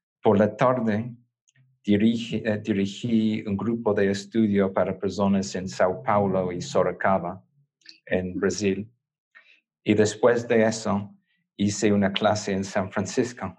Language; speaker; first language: Spanish; non-native, fluent; English